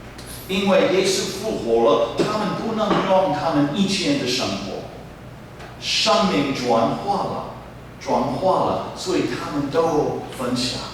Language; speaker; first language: Chinese; non-native, fluent; English